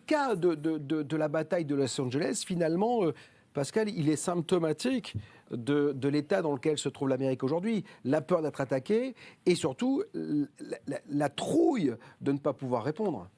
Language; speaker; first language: French; native; French